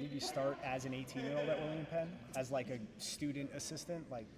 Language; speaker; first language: English; native; English